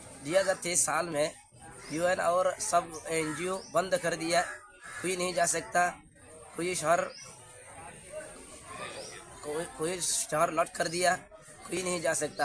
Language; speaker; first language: Hindi; non-native, learner; Rohingya